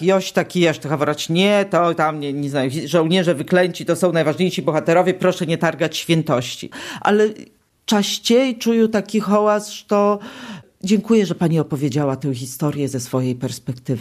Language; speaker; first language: Polish; non-native, local second language; Belarusian